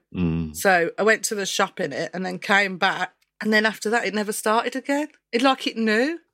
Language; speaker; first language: English; native; English